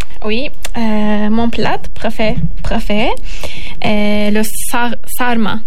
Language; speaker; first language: French; non-native, learner; Turkish